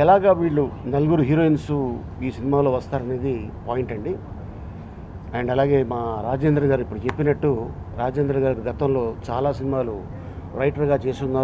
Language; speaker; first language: Telugu; native; Telugu